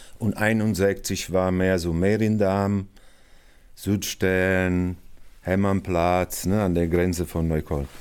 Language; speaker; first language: German; non-native, fluent; Italian